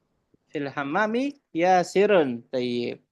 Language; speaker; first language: Arabic; non-native, fluent; Indonesian